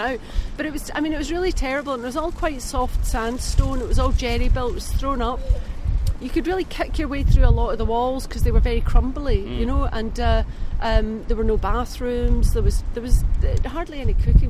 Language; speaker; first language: English; native; English